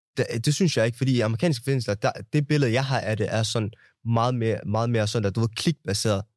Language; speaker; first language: Danish; early bilingual, other home language; Somali